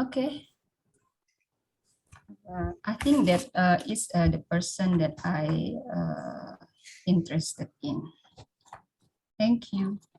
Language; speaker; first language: English; non-native, learner; Indonesian